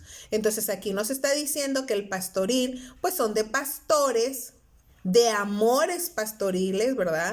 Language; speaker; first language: Spanish; native; Spanish